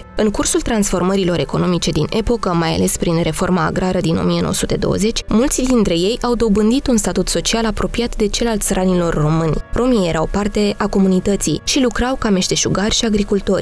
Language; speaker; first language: Romanian; native; Romanian